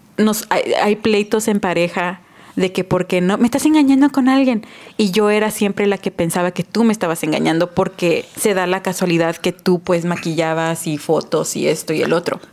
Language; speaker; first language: Spanish; early bilingual, heritage; Spanish